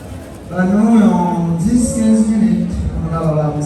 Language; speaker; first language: French; non-native, local second language; Haitian Creole